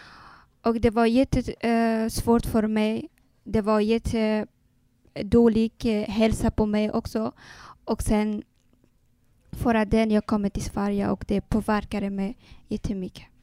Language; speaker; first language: Swedish; non-native, learner; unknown